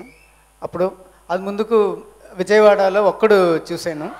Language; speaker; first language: Telugu; non-native, learner; Tamil